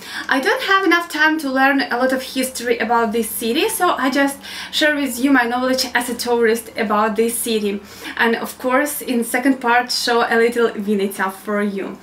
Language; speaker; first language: English; non-native, learner; Ukrainian